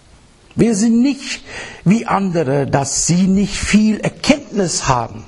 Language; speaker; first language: German; non-native, fluent; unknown